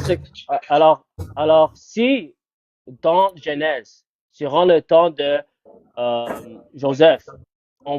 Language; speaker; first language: French; non-native, fluent; English